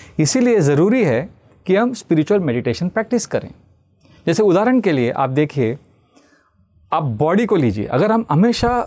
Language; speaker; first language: Hindi; non-native, local second language; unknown